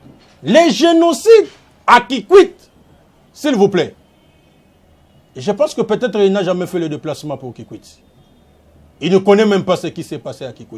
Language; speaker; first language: French; non-native, local second language; Lingala